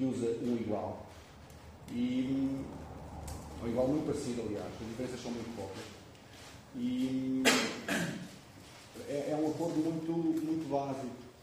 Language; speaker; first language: Portuguese; native; Portuguese